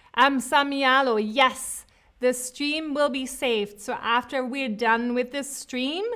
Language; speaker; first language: English; non-native, fluent; German